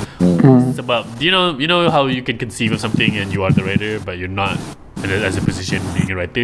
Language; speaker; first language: English; non-native, local second language; Malay